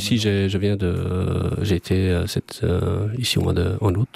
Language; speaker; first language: French; non-native, fluent; Albanian